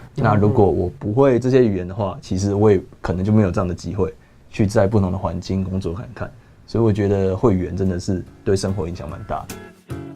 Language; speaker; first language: Chinese; native; Chinese